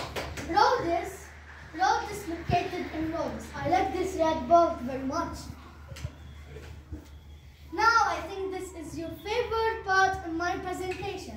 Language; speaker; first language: English; non-native, learner; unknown